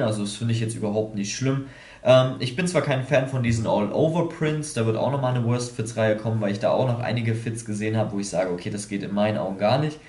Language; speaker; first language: German; native; German